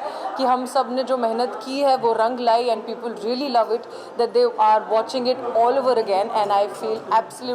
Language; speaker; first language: Hindi; native; Hindi